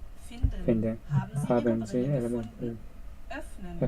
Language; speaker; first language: German; non-native, learner; Japanese